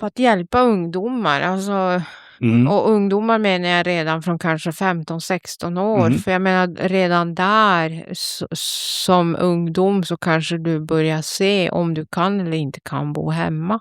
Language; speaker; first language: Swedish; native; Swedish